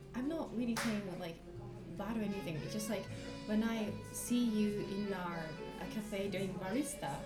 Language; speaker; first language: English; non-native, fluent; Japanese